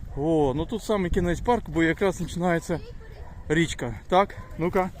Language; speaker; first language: Ukrainian; non-native, local second language; Russian